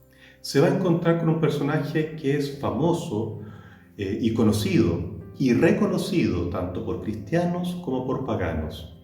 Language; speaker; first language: Spanish; native; Spanish